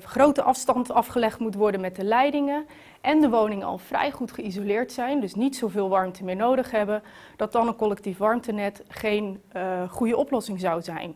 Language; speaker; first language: Dutch; native; Dutch